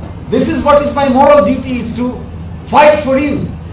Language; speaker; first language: English; non-native, local second language; Bangla